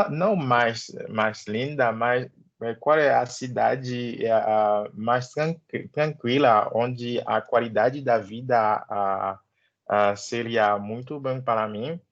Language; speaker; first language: Portuguese; non-native, learner; Haitian Creole